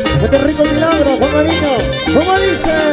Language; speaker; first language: Spanish; native; Spanish